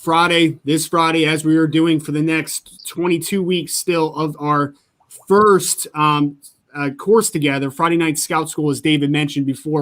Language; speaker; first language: English; native; English